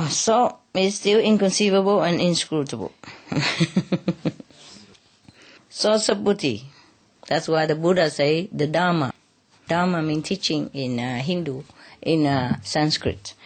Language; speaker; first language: English; non-native, fluent; Vietnamese